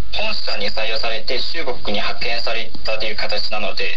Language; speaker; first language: Japanese; non-native, fluent; Chinese